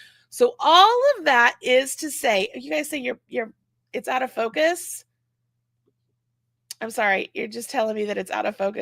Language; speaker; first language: English; native; English